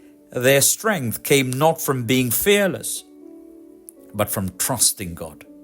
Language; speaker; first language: English; non-native, local second language; Malayalam